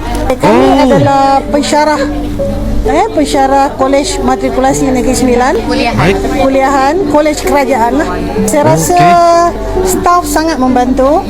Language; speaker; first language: Malay; native; Malay